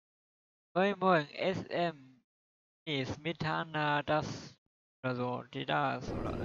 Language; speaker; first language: German; native; German